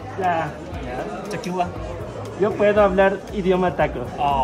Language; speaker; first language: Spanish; non-native, learner; English